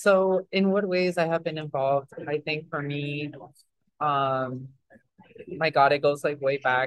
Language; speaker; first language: English; early bilingual, other home language; Spanish